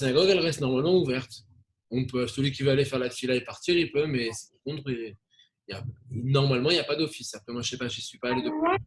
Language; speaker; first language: French; native; French